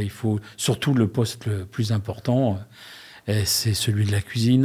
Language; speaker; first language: French; native; French